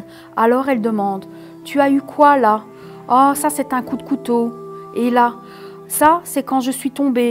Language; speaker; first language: French; native; French